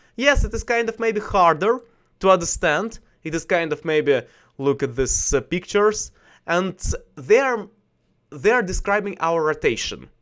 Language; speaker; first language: English; non-native, learner; Russian